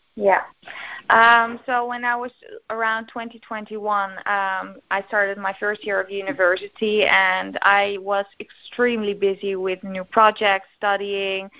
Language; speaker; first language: English; non-native, fluent; Dutch